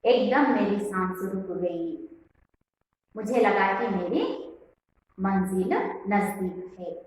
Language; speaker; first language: Hindi; non-native, local second language; Kannada